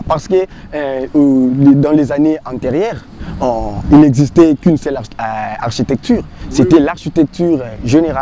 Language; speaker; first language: French; non-native, local second language; Lingala